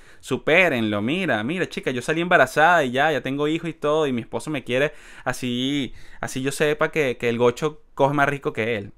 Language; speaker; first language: Spanish; native; Spanish